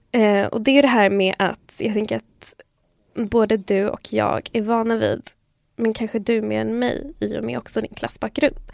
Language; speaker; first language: Swedish; early bilingual, other home language; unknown